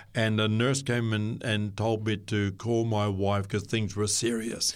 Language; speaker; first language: English; native; English